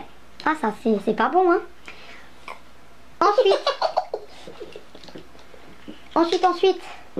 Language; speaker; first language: French; native; French